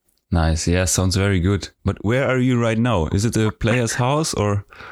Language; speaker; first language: English; non-native, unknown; German